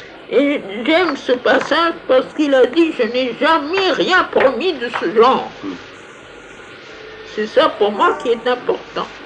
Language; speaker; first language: French; native; French